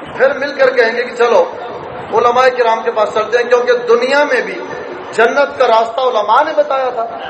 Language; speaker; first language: Urdu; non-native, local second language; Punjabi